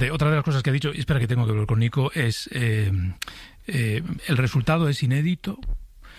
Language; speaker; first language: Spanish; native; Spanish